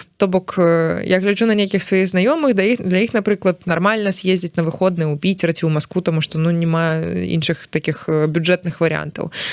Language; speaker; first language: Belarusian; native; Belarusian